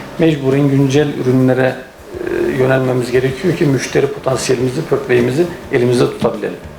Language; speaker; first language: Turkish; native; Turkish